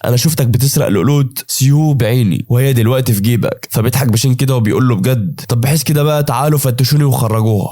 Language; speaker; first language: Arabic; native; Arabic